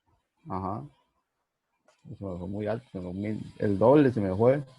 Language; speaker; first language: Spanish; native; Spanish